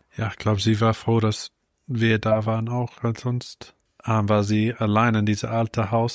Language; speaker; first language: German; non-native, fluent; English